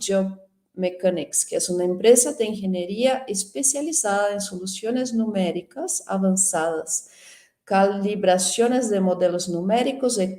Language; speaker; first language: Spanish; non-native, fluent; Portuguese